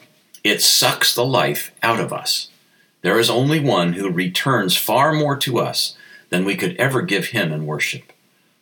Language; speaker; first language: English; native; English